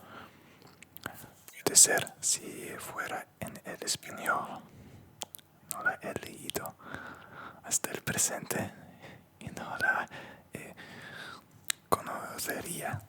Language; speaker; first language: Spanish; non-native, learner; Russian